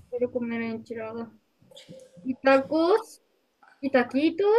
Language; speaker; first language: Spanish; non-native, learner; Japanese